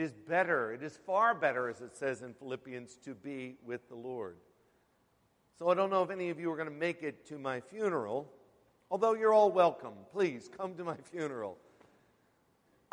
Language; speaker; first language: English; native; English